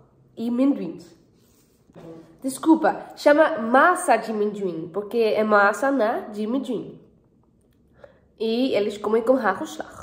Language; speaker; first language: Portuguese; non-native, learner; Dutch